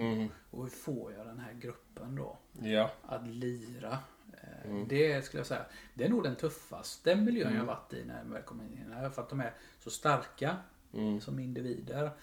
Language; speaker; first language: Swedish; native; Swedish